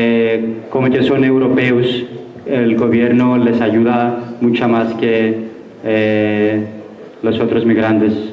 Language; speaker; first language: Spanish; non-native, fluent; Greek